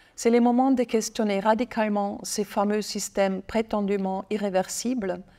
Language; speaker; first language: French; non-native, fluent; German